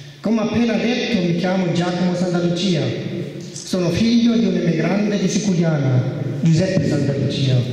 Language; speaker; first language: Italian; early bilingual, heritage; German